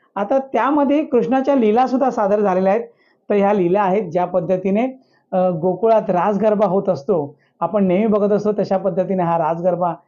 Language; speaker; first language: Marathi; non-native, local second language; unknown